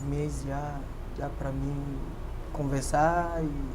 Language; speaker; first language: Portuguese; non-native, fluent; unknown